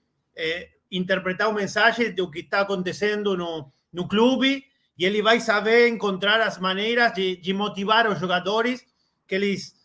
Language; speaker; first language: Portuguese; non-native, learner; Spanish